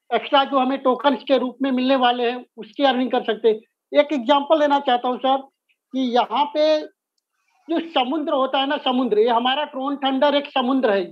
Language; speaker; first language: Hindi; native; Hindi